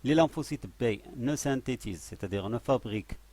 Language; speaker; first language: French; non-native, local second language; Arabic